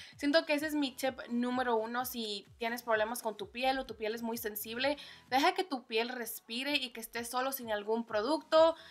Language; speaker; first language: Spanish; early bilingual, heritage; Spanish